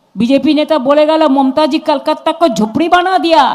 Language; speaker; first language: Hindi; non-native, local second language; Bangla